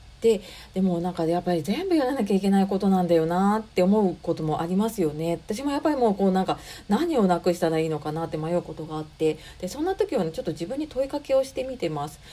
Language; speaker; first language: Japanese; native; Japanese